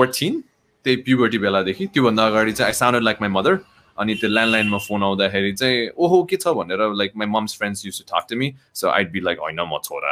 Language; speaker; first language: English; non-native, local second language; Nepali